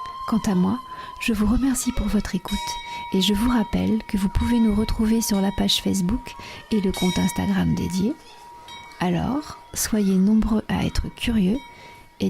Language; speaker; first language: French; native; French